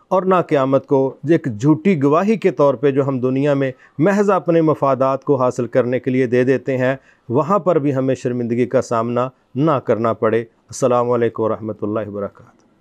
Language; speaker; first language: Urdu; non-native, local second language; Punjabi